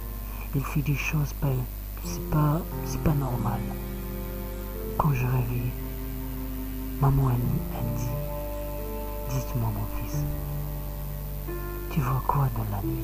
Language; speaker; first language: French; non-native, learner; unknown